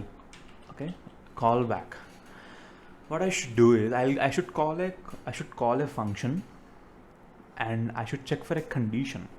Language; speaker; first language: English; non-native, local second language; Telugu